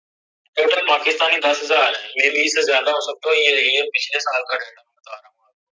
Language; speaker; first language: Urdu; native; Urdu